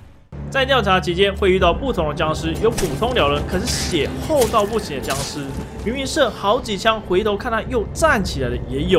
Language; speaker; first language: Chinese; native; Chinese